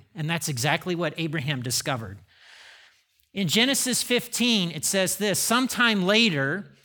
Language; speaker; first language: English; native; English